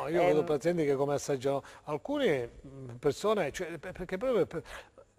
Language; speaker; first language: Italian; native; Italian